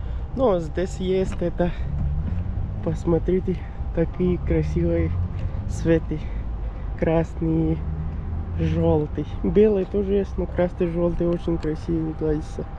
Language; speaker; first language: Russian; non-native, learner; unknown